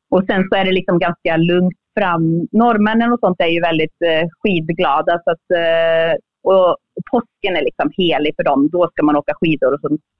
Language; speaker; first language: Swedish; native; Swedish